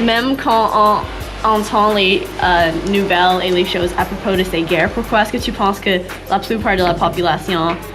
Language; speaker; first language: French; non-native, learner; English